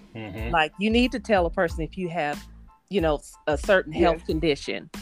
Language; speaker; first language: English; native; English